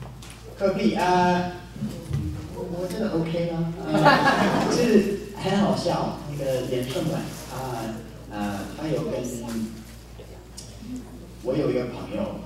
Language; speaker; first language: Chinese; non-native, fluent; English